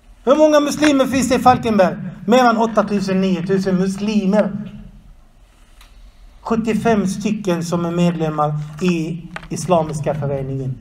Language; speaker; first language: Swedish; non-native, fluent; Arabic